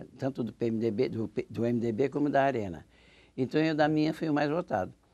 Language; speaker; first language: Portuguese; native; Portuguese